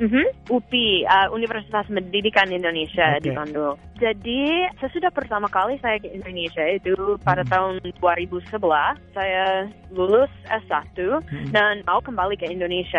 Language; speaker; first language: Indonesian; non-native, fluent; English